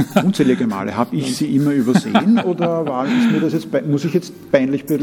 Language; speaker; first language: German; native; German